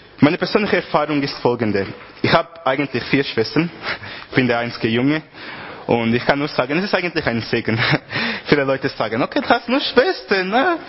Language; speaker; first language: German; non-native, fluent; Portuguese